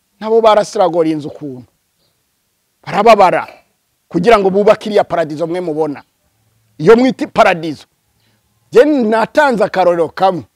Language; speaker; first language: Rundi; early bilingual, heritage; Rundi